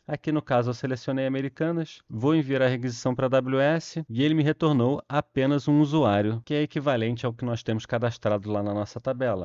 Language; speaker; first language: Portuguese; native; Portuguese